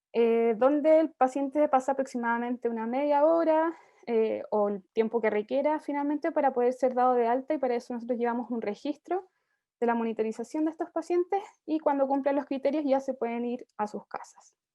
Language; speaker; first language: Spanish; native; Spanish